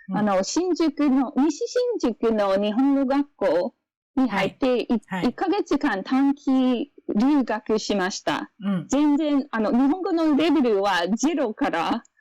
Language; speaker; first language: Japanese; non-native, fluent; English